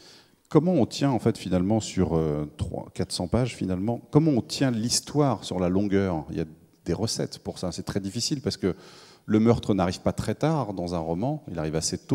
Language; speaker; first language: French; native; French